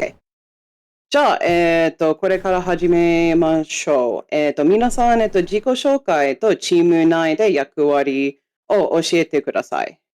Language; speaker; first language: Japanese; non-native, fluent; English